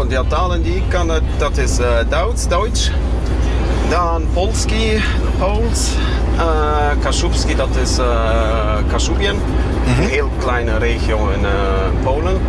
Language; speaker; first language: Dutch; non-native, fluent; German